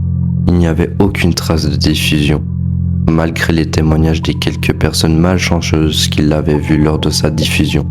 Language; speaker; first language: French; native; French